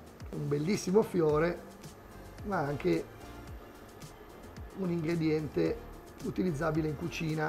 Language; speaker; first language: Italian; native; Italian